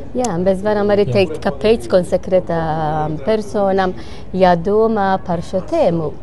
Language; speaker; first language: Latvian; non-native, learner; Maltese